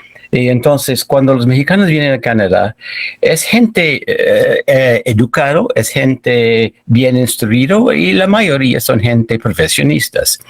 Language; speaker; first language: Spanish; non-native, fluent; English